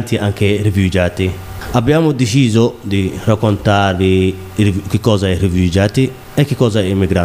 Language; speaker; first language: Italian; non-native, learner; Somali